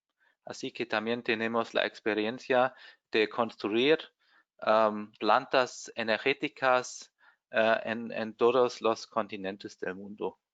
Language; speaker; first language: Spanish; non-native, fluent; German